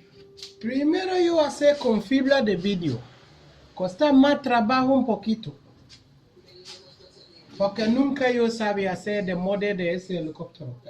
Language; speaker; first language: Spanish; non-native, learner; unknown